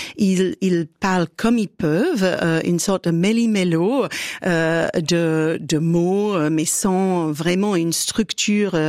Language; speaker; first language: French; native; French